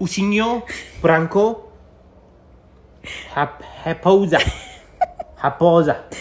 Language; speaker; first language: Portuguese; non-native, learner; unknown